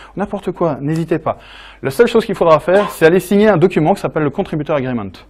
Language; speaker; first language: French; native; French